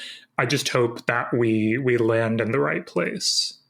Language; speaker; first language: English; native; English